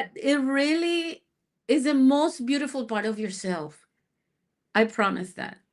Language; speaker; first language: English; non-native, fluent; Spanish